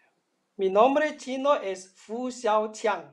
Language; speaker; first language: Spanish; non-native, fluent; Chinese